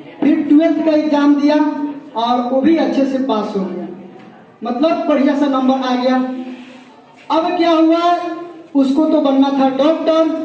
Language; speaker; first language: Hindi; native; Hindi